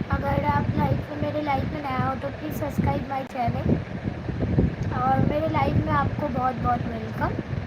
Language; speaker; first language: Hindi; non-native, local second language; Bangla